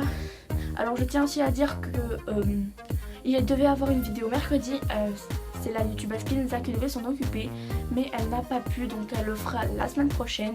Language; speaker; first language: French; native; French